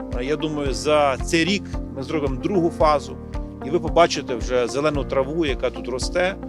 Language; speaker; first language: Ukrainian; native; Ukrainian